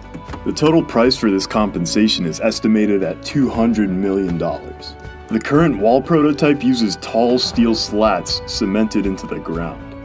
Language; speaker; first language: English; native; English